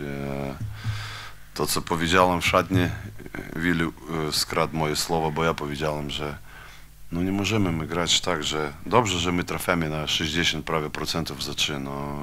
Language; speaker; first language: Polish; non-native, fluent; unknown